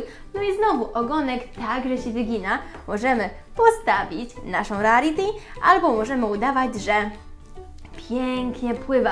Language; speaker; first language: Polish; native; Polish